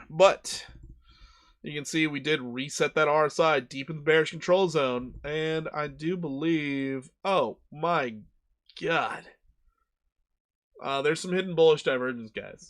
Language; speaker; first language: English; native; English